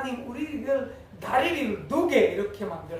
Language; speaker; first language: Korean; non-native, learner; English